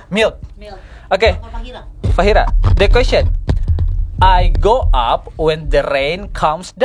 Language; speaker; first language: English; non-native, learner; Indonesian